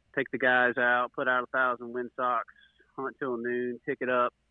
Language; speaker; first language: English; native; English